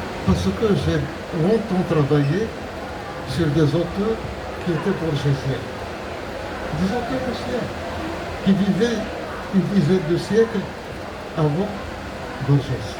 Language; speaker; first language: French; non-native, local second language; Arabic